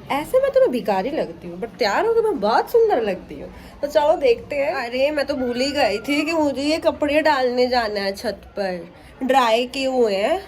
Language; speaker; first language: Hindi; non-native, local second language; Bangla